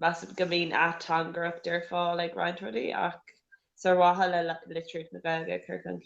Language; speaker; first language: Irish; non-native, local second language; English